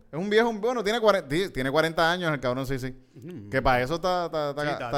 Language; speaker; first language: Spanish; native; Spanish